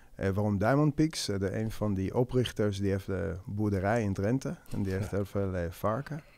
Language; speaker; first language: Dutch; non-native, fluent; Hebrew